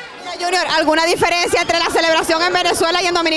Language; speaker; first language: Spanish; native; Spanish